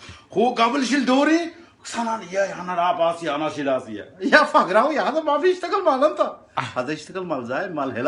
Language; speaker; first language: Arabic; non-native, learner; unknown